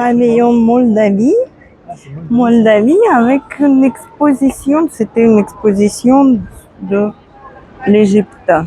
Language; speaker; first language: French; non-native, fluent; Russian